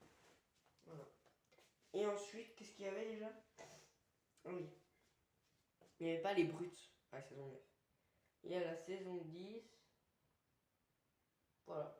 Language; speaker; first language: French; native; French